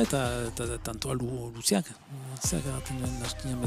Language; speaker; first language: Basque; native; Basque